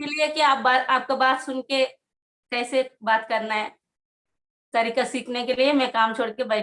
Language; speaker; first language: Hindi; non-native, local second language; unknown